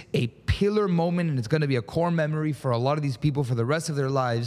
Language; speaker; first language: English; early bilingual, other home language; Spanish